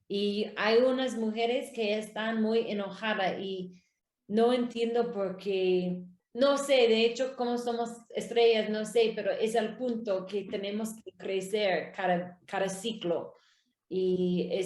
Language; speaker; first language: Spanish; non-native, learner; English